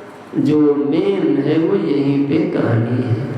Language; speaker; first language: Hindi; native; Hindi